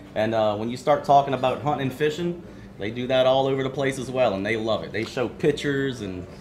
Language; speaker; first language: English; native; English